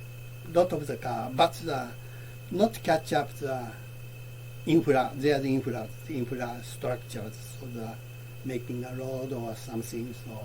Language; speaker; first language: English; non-native, learner; Japanese